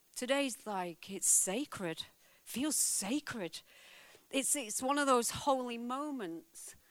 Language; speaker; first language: English; native; English